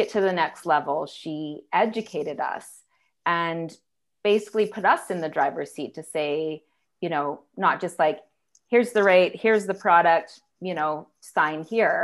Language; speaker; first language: English; native; English